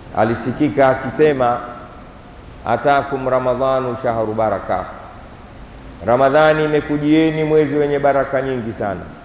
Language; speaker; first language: Swahili; native; Swahili